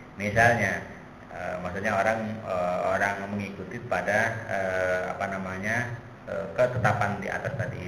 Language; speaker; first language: Indonesian; native; Indonesian